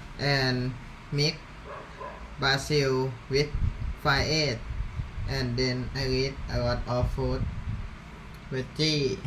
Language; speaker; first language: English; non-native, learner; Thai